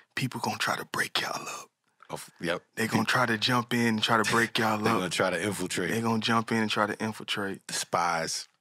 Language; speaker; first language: English; native; English